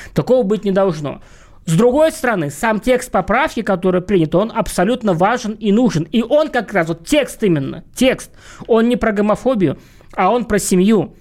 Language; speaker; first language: Russian; native; Russian